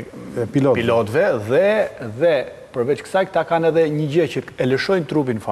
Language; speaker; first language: Albanian; native; Albanian